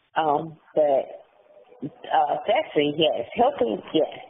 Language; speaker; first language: English; native; English